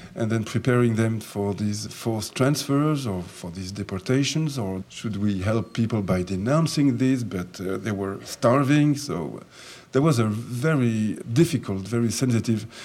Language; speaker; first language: English; non-native, fluent; French